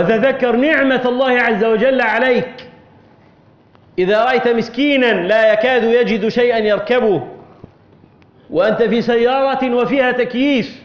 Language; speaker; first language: Arabic; native; Arabic